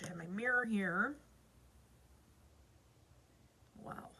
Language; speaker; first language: English; native; English